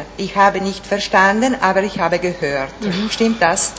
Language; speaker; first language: German; non-native, fluent; Italian